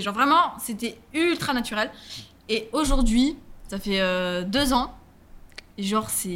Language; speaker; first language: French; native; French